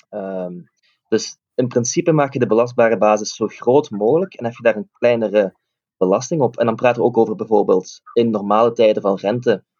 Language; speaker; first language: Dutch; native; Dutch